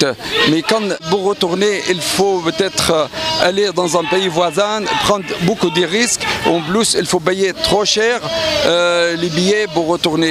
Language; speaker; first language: French; non-native, fluent; Arabic